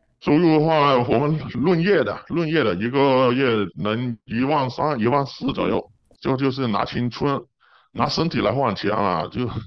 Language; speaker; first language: Chinese; non-native, local second language; Cantonese